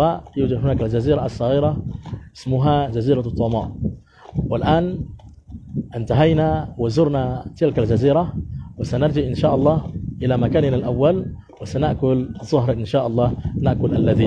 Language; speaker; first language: Arabic; non-native, fluent; Indonesian